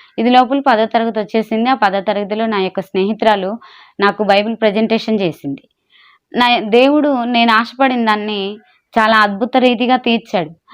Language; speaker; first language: Telugu; non-native, local second language; Urdu